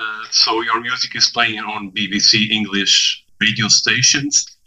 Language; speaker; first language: English; non-native, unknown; Portuguese